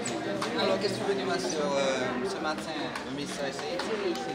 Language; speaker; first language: French; native; French